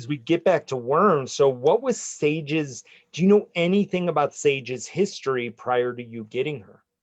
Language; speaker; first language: English; native; English